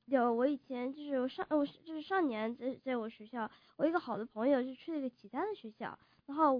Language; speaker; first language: Chinese; early bilingual, heritage; Chinese